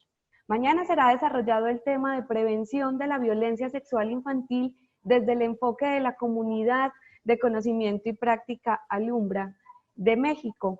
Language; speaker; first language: Spanish; native; Spanish